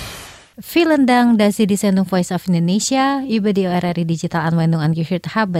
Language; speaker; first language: German; non-native, fluent; Indonesian